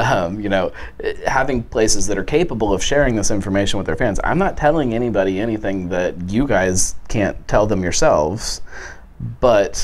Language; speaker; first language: English; native; English